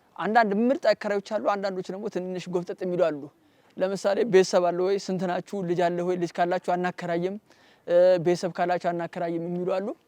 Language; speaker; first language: Amharic; native; Amharic